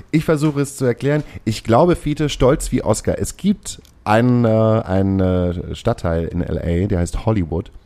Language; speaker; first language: German; native; German